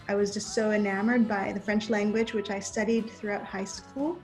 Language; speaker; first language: English; native; English